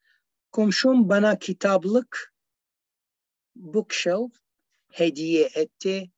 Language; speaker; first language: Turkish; non-native, learner; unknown